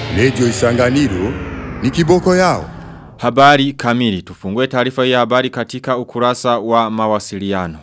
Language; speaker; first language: Swahili; non-native, local second language; Rundi